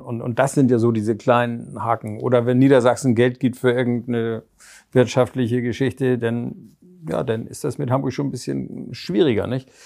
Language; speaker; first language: German; native; German